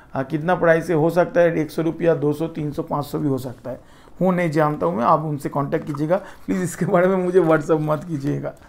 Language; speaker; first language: Hindi; non-native, local second language; Bangla